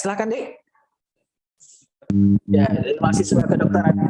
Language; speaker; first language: Indonesian; native; Indonesian